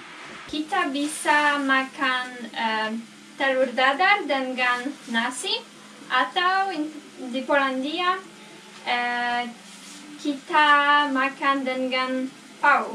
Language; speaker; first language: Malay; non-native, learner; Polish